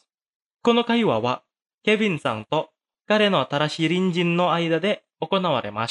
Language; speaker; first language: Japanese; non-native, fluent; Indonesian